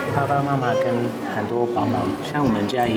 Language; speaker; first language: Chinese; non-native, fluent; English